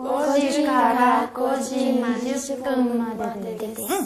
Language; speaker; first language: Japanese; non-native, learner; Mongolian